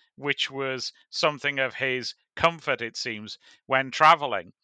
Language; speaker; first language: English; native; English